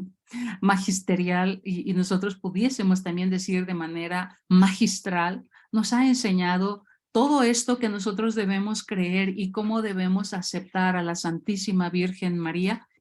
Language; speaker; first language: Spanish; native; Spanish